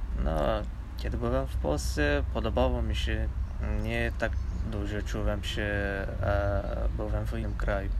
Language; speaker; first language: Polish; non-native, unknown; Turkish